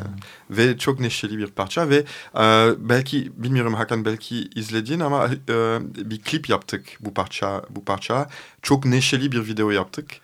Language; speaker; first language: Turkish; non-native, fluent; French